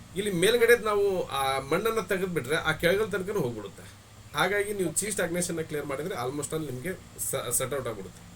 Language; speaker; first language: Kannada; native; Kannada